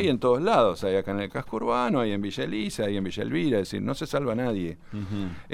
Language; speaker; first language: Spanish; native; Spanish